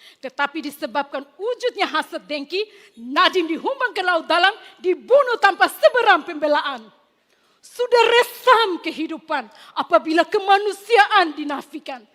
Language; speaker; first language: Malay; non-native, fluent; Tetum